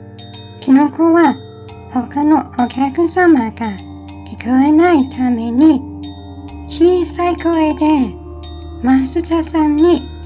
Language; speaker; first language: Japanese; non-native, learner; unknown